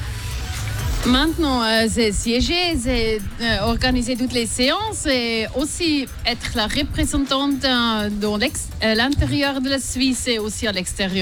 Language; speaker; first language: French; non-native, local second language; German